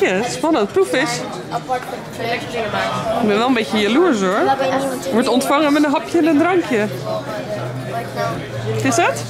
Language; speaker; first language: Dutch; native; Dutch